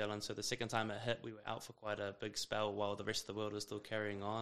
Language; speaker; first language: English; native; English